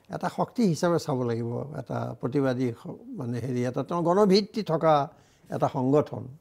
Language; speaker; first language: Assamese; native; Assamese